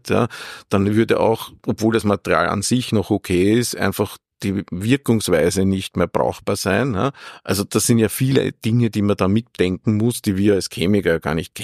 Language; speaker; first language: German; native; German